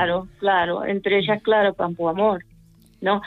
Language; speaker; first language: Spanish; native; Spanish